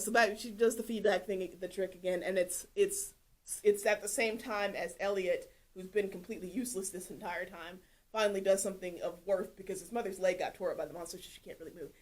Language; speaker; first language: English; native; English